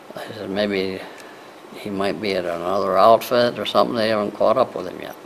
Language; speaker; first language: English; native; English